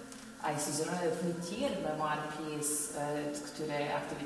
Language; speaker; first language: Albanian; native; Albanian